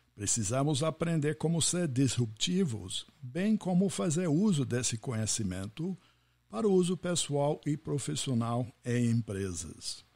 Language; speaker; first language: Portuguese; non-native, fluent; English